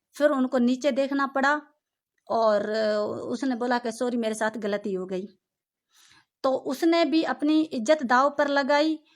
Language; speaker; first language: Urdu; non-native, local second language; Sindhi